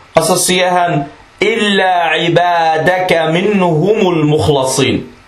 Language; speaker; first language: Danish; non-native, fluent; Arabic